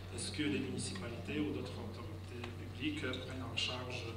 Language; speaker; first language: French; non-native, fluent; Lithuanian